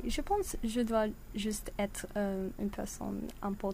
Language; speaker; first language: French; non-native, learner; English